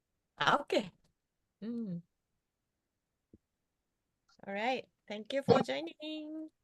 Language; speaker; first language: English; non-native, fluent; Japanese